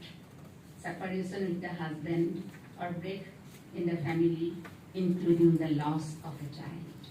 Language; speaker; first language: English; non-native, local second language; Assamese